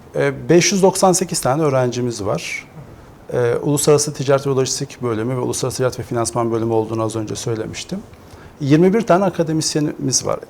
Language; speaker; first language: Turkish; native; Turkish